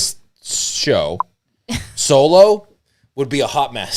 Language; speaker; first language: English; native; English